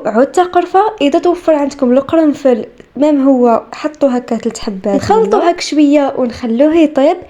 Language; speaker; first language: Arabic; native; Arabic